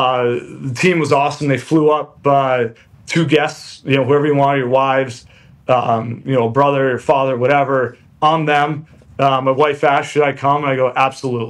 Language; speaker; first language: English; native; English